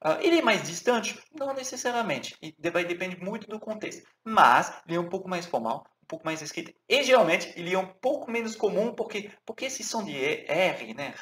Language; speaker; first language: Portuguese; non-native, fluent; French